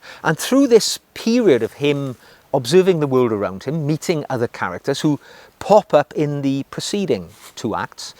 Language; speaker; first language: English; native; English